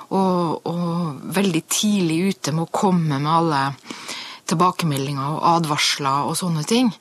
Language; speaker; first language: Norwegian; native; Norwegian